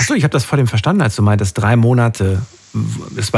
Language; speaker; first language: German; native; German